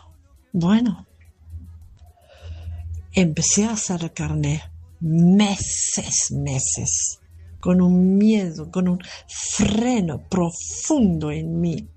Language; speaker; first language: Spanish; non-native, fluent; German